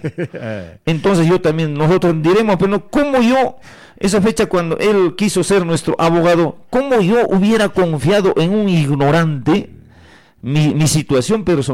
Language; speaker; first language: Spanish; native; Spanish